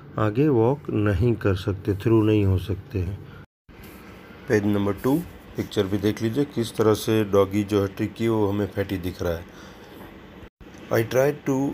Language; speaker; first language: Hindi; non-native, local second language; Gujarati